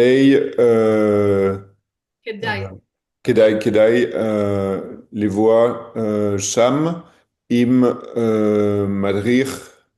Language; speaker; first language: Hebrew; non-native, learner; French